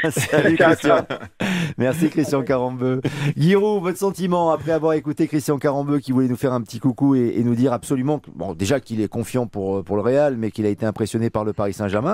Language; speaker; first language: French; native; French